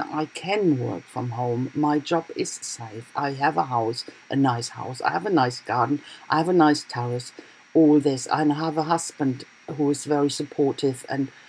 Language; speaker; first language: English; non-native, fluent; German